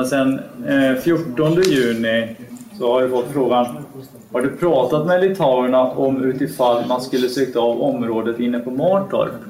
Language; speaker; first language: Swedish; native; Swedish